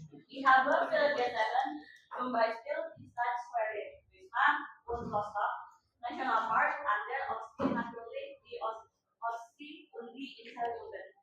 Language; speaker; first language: German; non-native, learner; Indonesian